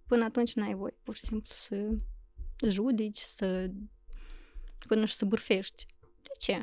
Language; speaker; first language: Romanian; native; Romanian